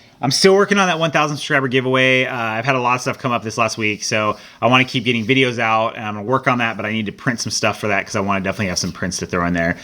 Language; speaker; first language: English; native; English